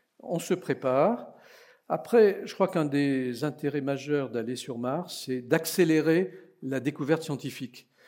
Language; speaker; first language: French; native; French